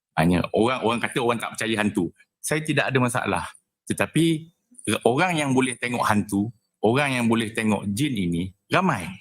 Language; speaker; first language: Malay; native; Malay